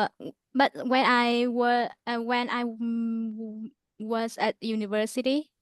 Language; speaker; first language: English; non-native, learner; Vietnamese